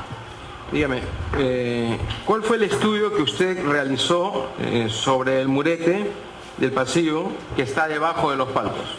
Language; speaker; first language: Spanish; native; Spanish